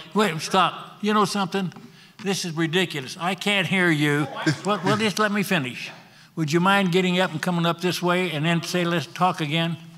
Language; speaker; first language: English; native; English